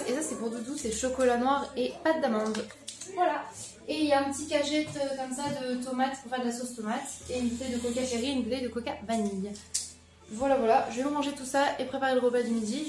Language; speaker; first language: French; native; French